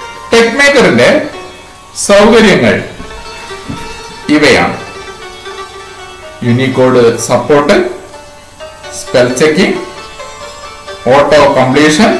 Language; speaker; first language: Malayalam; native; Malayalam